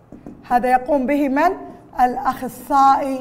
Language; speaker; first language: Arabic; native; Arabic